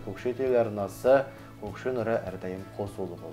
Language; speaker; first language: Kazakh; native; Kazakh